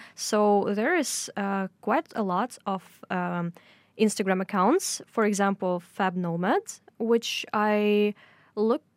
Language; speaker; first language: English; non-native, fluent; Russian